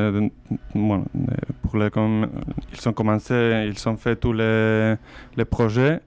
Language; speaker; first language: French; non-native, learner; Spanish